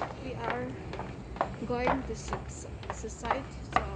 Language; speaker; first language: English; non-native, learner; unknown